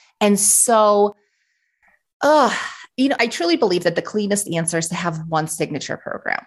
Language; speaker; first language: English; early bilingual, other home language; Russian